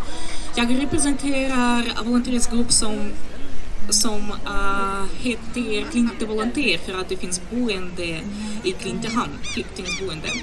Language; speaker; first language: Swedish; non-native, learner; Ukrainian